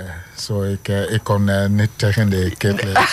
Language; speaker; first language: Dutch; non-native, fluent; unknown